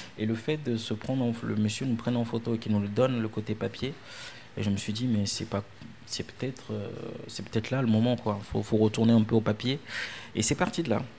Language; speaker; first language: French; non-native, local second language; Ewe